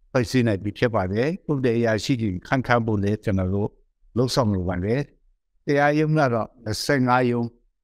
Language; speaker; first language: Burmese; non-native, local second language; Kachin